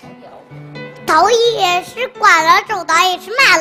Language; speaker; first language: Chinese; native; Chinese